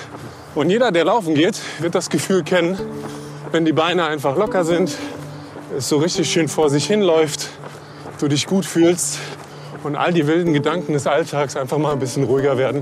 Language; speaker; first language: German; native; German